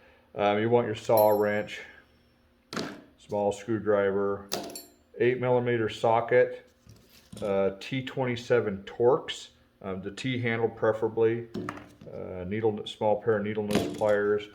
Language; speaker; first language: English; native; English